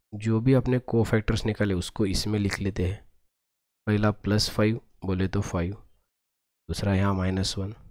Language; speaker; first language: Hindi; non-native, local second language; Marathi